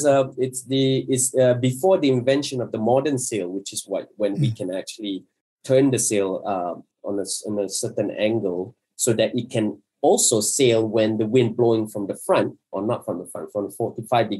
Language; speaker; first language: English; non-native, local second language; Malay